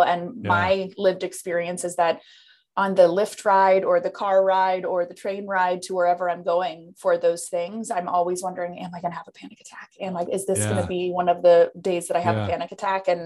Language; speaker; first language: English; native; English